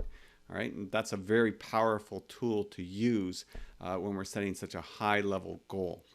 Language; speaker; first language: English; native; English